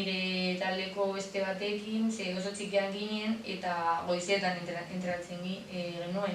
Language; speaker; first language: Basque; non-native, local second language; Spanish